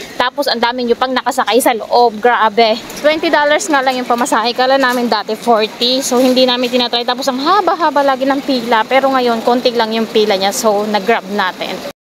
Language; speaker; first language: Filipino; native; Filipino